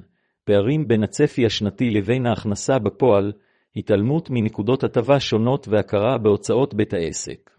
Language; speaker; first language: Hebrew; native; Hebrew